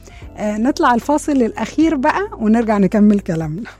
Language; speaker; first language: Arabic; native; Arabic